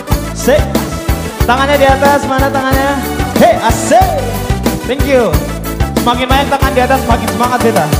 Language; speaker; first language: Malay; native; Malay